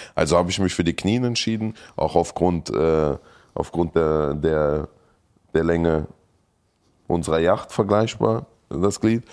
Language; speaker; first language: German; early bilingual, other home language; Russian